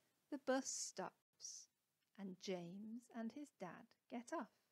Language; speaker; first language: English; native; English